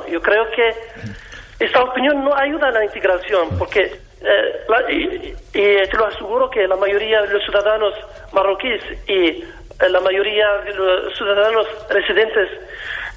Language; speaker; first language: Spanish; non-native, fluent; Arabic